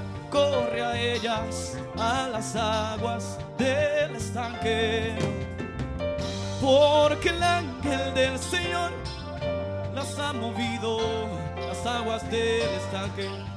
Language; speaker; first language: Spanish; native; Spanish